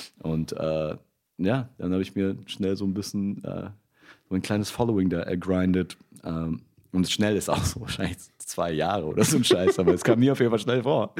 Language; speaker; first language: German; early bilingual, other home language; Russian